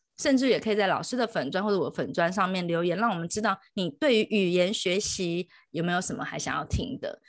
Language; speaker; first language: Chinese; native; Chinese